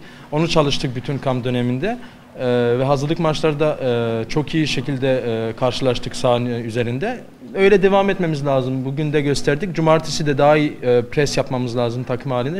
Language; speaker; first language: Turkish; early bilingual, heritage; Turkish